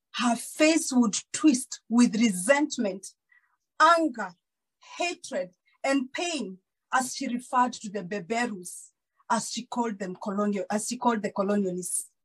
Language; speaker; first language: English; non-native, local second language; Kikuyu